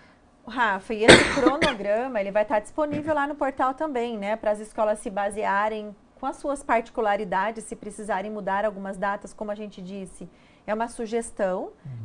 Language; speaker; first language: Portuguese; native; Portuguese